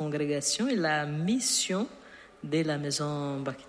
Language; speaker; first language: French; non-native, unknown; Portuguese